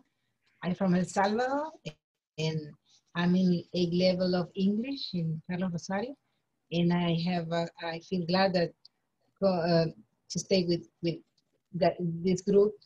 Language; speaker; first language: English; non-native, learner; Spanish